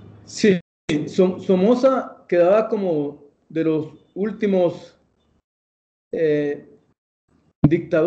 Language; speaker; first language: Spanish; native; Spanish